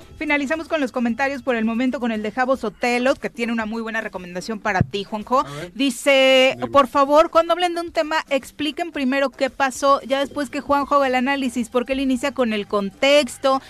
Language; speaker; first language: Spanish; native; Spanish